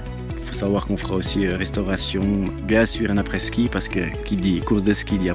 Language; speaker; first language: French; native; French